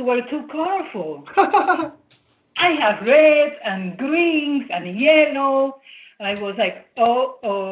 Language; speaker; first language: English; non-native, fluent; Spanish